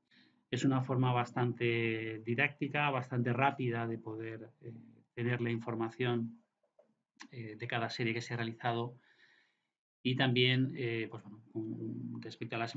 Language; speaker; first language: Spanish; native; Spanish